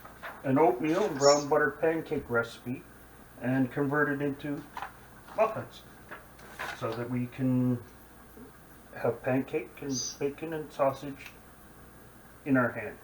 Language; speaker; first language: English; native; English